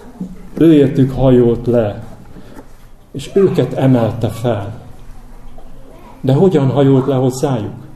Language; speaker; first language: Hungarian; native; Hungarian